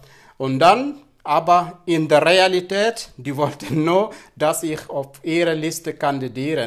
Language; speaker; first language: German; non-native, fluent; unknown